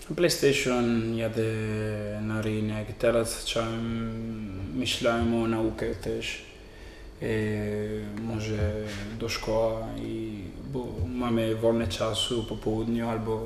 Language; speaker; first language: Polish; non-native, learner; Italian